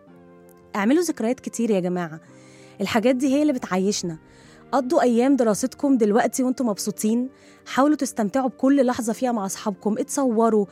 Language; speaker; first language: Arabic; native; Arabic